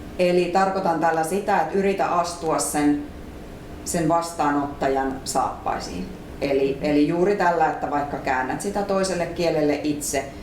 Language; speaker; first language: Finnish; native; Finnish